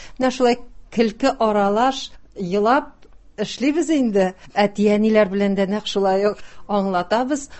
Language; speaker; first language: Tatar; native; Tatar